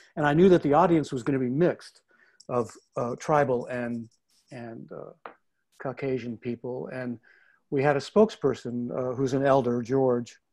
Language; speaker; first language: English; native; English